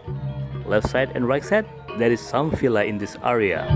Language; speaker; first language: English; non-native, local second language; Indonesian